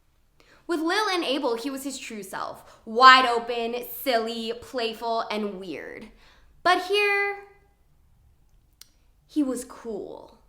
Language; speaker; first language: English; native; English